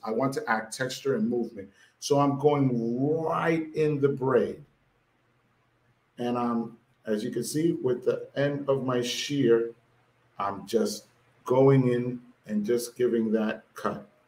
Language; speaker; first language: English; non-native, local second language; Spanish